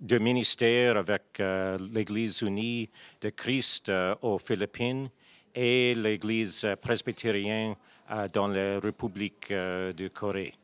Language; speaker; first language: French; non-native, local second language; English